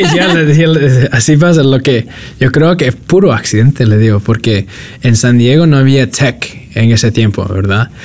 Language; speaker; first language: Spanish; early bilingual, heritage; Spanish